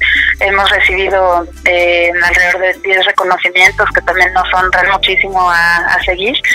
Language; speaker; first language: Spanish; native; Spanish